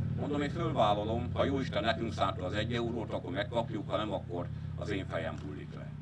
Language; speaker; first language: Hungarian; native; Hungarian